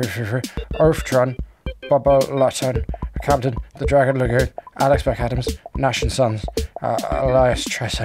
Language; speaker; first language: English; native; English